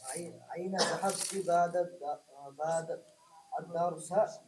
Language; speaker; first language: Arabic; non-native, learner; Kashmiri